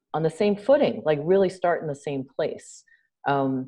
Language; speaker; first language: English; native; English